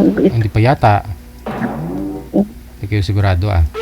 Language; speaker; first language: Filipino; native; Filipino